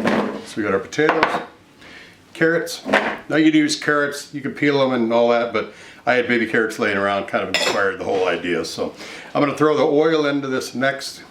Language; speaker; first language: English; native; English